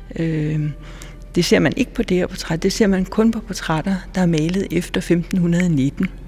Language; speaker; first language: Danish; native; Danish